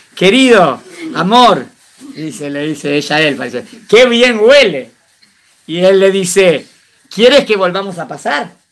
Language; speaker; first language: Spanish; native; Spanish